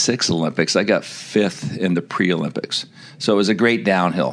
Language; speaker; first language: English; native; English